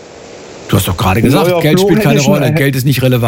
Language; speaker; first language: German; native; German